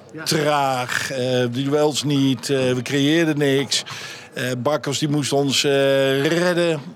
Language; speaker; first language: Dutch; native; Dutch